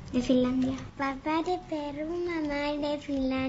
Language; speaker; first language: Spanish; early bilingual, heritage; Spanish